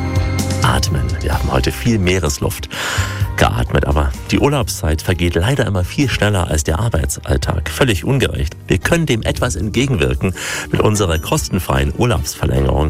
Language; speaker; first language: German; native; German